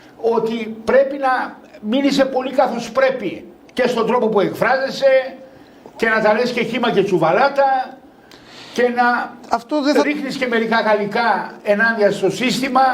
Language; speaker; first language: Greek; native; Greek